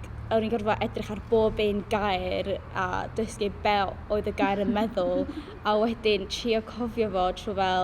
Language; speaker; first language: Welsh; non-native, local second language; English